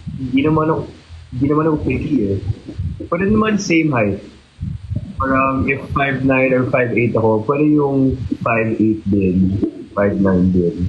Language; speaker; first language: Filipino; non-native, local second language; Hiligaynon